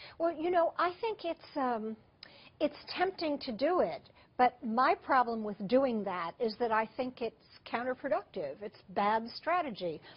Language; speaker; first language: English; native; English